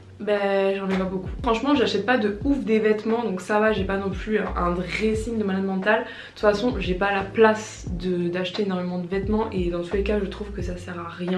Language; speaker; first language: French; native; French